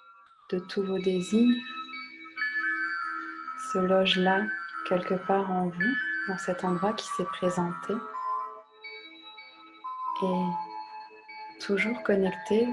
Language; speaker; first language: French; native; French